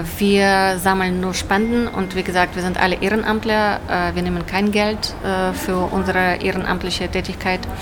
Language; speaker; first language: German; non-native, fluent; Ukrainian